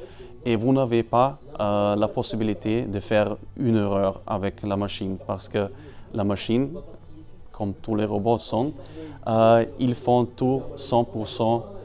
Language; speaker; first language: French; non-native, fluent; German